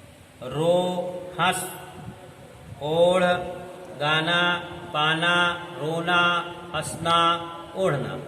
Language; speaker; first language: Hindi; native; Hindi